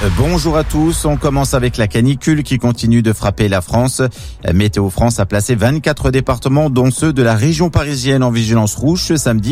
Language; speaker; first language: French; native; French